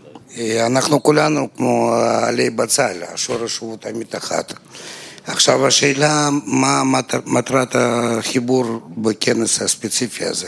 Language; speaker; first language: Hebrew; non-native, fluent; Russian